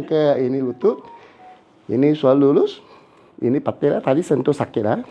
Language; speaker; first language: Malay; non-native, local second language; Cantonese